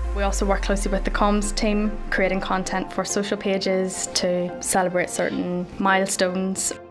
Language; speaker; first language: English; native; English